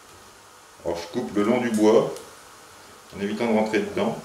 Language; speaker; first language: French; native; French